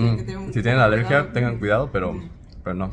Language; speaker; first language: Spanish; native; Spanish